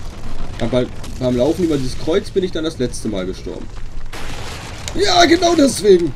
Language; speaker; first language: German; native; German